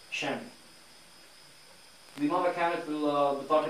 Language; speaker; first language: Arabic; non-native, fluent; English